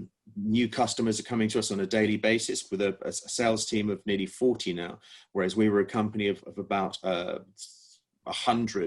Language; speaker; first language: English; native; English